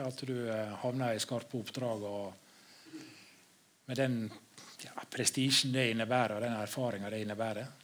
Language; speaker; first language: Norwegian; native; Norwegian